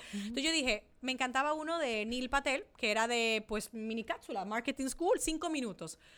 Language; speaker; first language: Spanish; native; Spanish